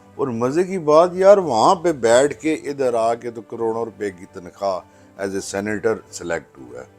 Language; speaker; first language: Urdu; non-native, local second language; Pahari-Potwari